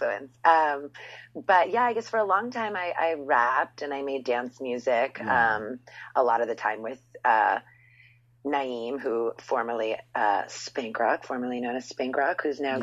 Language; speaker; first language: English; native; English